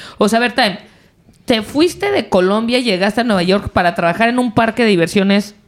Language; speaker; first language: Spanish; native; Spanish